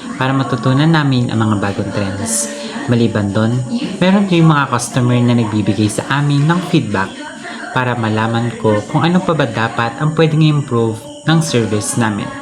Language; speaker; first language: Filipino; native; Filipino